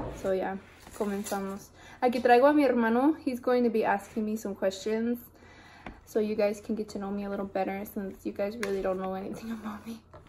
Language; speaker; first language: English; early bilingual, other home language; Spanish